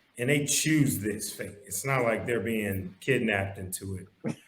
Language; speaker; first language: English; native; English